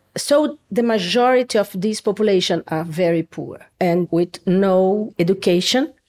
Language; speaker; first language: English; non-native, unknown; Portuguese